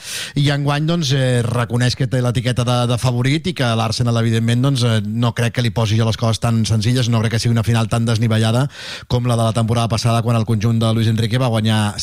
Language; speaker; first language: Catalan; native; Catalan